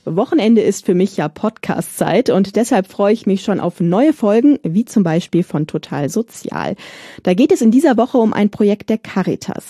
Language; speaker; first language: German; native; German